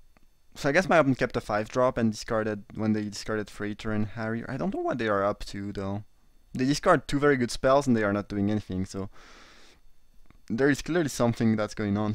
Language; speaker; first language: English; non-native, fluent; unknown